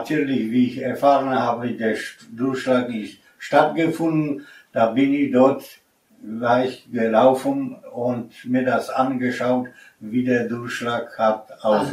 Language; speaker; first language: German; non-native, fluent; Polish